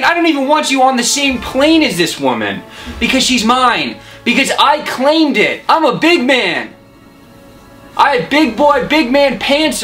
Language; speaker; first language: English; native; English